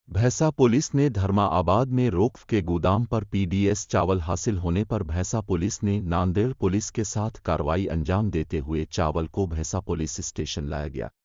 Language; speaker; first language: Urdu; native; Urdu